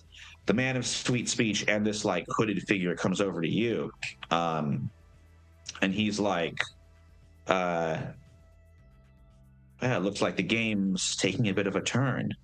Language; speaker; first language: English; native; English